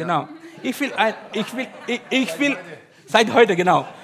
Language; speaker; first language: German; non-native, learner; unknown